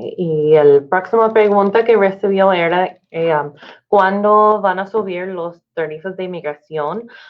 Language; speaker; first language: Spanish; non-native, learner; English